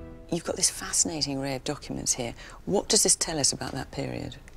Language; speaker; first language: English; native; English